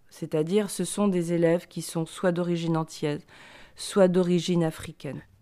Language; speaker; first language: French; native; French